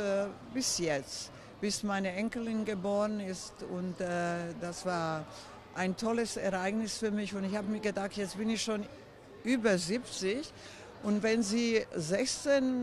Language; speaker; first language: German; non-native, fluent; Croatian